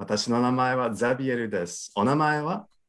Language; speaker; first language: Japanese; non-native, fluent; English